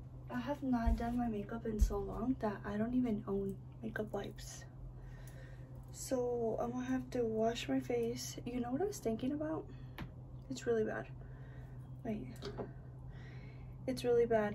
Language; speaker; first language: English; early bilingual, other home language; Spanish